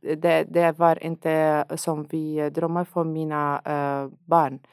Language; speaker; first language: Swedish; non-native, learner; Arabic